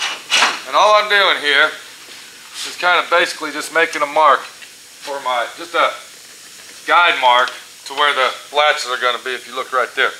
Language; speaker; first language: English; native; English